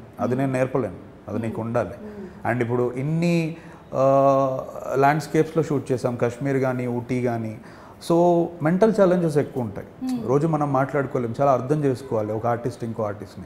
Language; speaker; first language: Telugu; native; Telugu